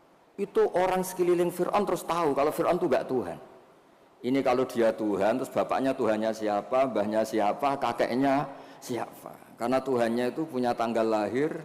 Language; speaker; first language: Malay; non-native, local second language; Javanese